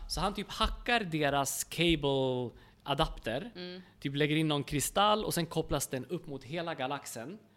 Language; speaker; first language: Swedish; early bilingual, other home language; Kurdish